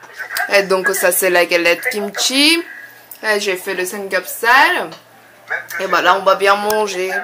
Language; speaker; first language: French; non-native, learner; Korean